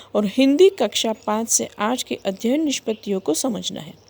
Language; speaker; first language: Hindi; non-native, local second language; Gujarati